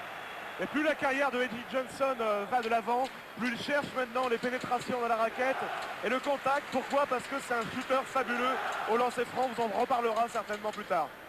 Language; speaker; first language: French; native; French